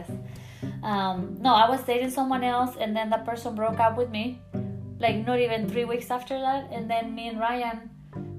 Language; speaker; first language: English; non-native, fluent; Spanish